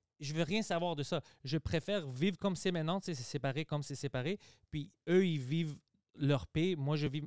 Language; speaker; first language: French; early bilingual, other home language; Greek